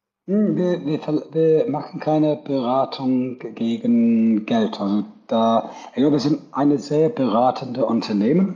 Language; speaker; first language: German; non-native, fluent; English